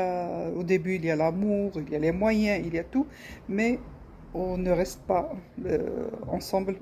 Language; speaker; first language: French; non-native, local second language; Arabic